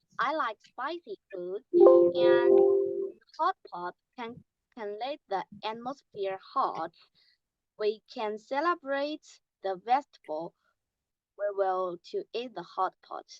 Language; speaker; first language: English; non-native, learner; Chinese